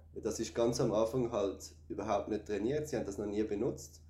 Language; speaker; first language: German; native; German